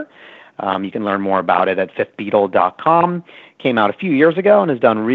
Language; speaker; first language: English; native; English